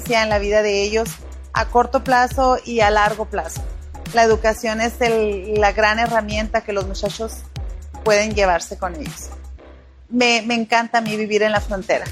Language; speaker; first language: Spanish; native; Spanish